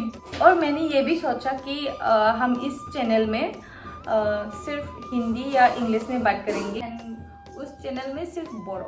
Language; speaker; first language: Hindi; non-native, local second language; Bodo